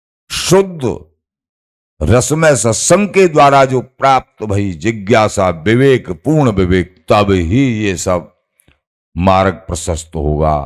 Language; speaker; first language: Hindi; native; Hindi